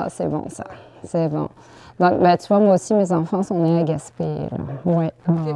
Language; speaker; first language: French; native; French